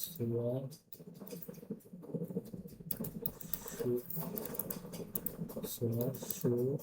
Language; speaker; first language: German; non-native, fluent; Bangla